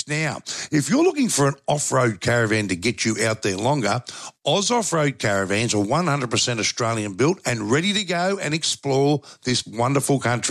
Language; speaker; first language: English; native; English